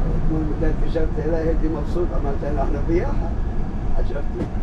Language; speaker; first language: Hebrew; non-native, local second language; Arabic